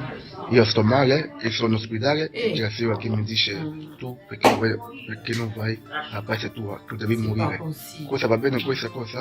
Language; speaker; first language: Italian; non-native, learner; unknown